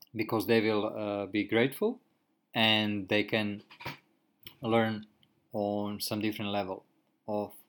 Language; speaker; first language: English; non-native, fluent; Croatian